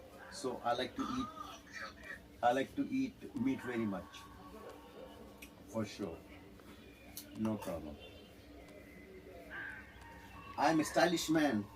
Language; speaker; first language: English; non-native, learner; Hindi